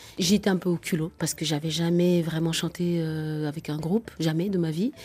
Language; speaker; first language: French; non-native, local second language; Wolof